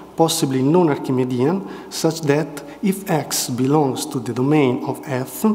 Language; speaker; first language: English; non-native, fluent; Italian